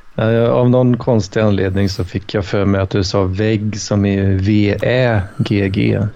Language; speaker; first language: Swedish; native; Swedish